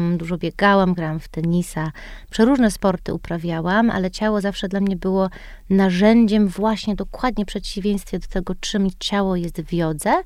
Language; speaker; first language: Polish; early bilingual, heritage; Polish